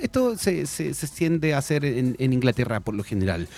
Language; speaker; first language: Spanish; native; Spanish